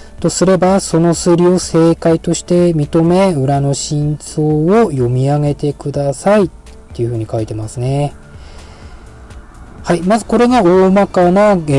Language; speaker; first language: Japanese; native; Japanese